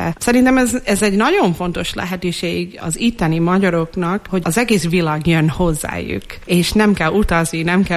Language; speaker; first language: Hungarian; non-native, fluent; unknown